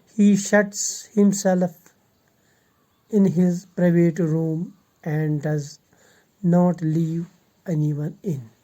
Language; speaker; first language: English; non-native, local second language; Urdu